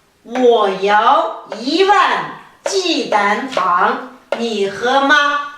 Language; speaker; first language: Chinese; non-native, fluent; Kazakh